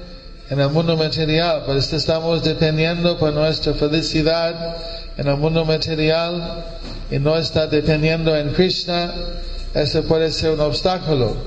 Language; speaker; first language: Spanish; non-native, learner; English